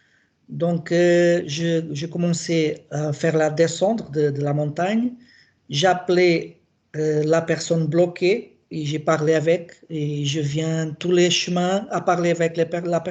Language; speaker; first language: French; non-native, learner; Portuguese